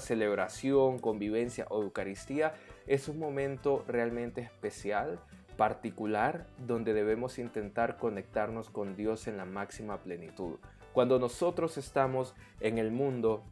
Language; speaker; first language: Spanish; native; Spanish